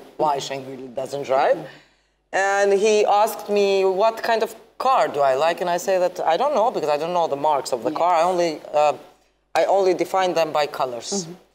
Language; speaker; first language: English; non-native, fluent; Albanian